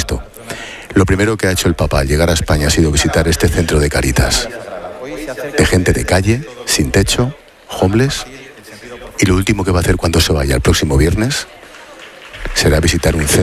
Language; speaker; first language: Spanish; native; Spanish